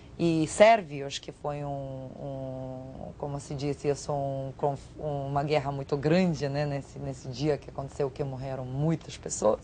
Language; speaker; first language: Portuguese; non-native, fluent; Serbian